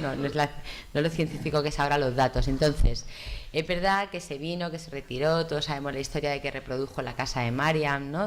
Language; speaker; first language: Spanish; native; Spanish